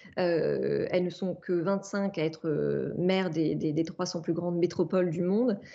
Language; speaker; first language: French; native; French